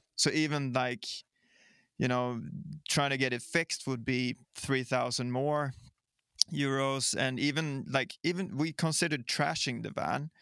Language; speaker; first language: English; non-native, fluent; Swedish